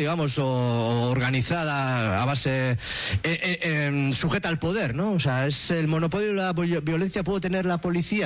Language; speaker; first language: Spanish; native; Spanish